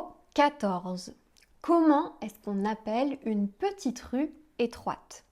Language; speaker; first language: French; native; French